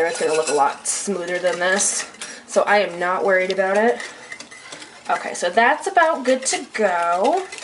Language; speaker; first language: English; native; English